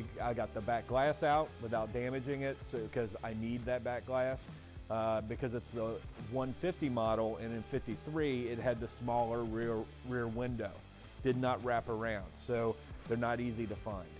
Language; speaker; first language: English; native; English